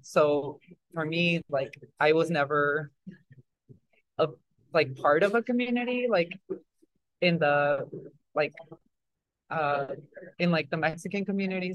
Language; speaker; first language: English; early bilingual, other home language; Spanish